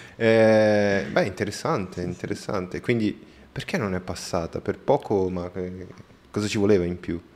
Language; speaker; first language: Italian; native; Italian